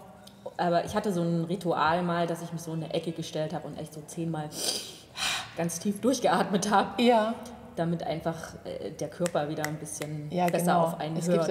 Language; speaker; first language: German; native; German